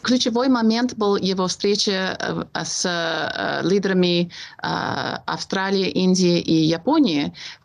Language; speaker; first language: Russian; non-native, fluent; English